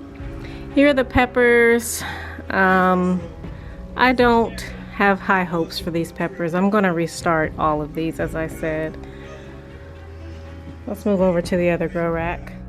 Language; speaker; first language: English; native; English